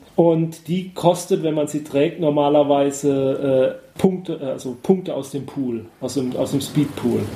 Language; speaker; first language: German; native; German